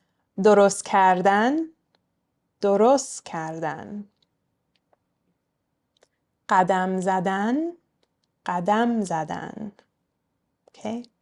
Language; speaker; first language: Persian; early bilingual, heritage; Persian